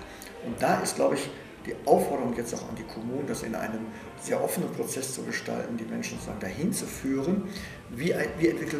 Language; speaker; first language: German; native; German